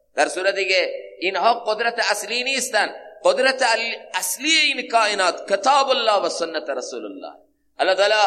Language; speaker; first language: Persian; non-native, local second language; Central Kurdish